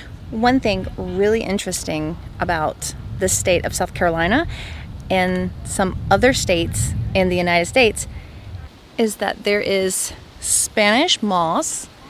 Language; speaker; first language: English; native; English